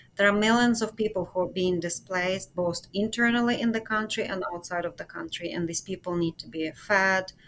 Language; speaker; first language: English; non-native, fluent; Ukrainian